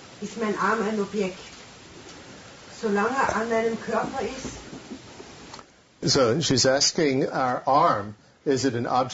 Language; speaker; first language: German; non-native, fluent; English